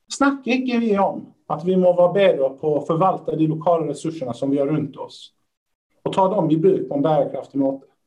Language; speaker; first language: Swedish; early bilingual, other home language; Persian